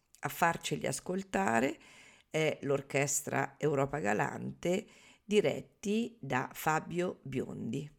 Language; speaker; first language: Italian; native; Italian